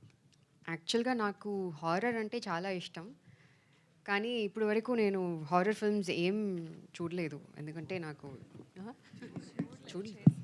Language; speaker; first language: Telugu; non-native, fluent; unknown